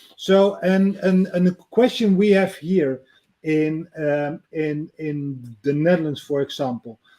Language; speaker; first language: English; non-native, fluent; Dutch